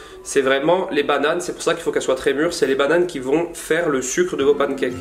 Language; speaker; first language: French; native; French